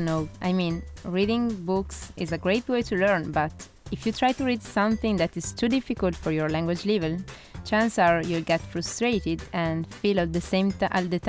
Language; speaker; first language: English; non-native, fluent; Italian